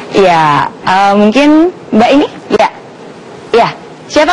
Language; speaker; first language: Malay; native; Malay